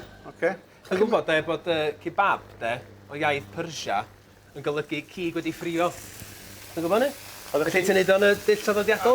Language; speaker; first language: Welsh; native; Welsh